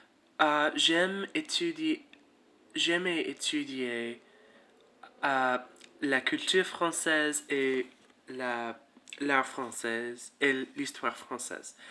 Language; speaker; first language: French; non-native, learner; English